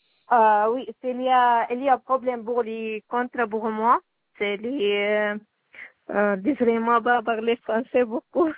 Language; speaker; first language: French; non-native, learner; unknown